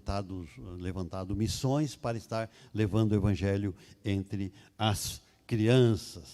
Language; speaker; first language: Portuguese; native; Portuguese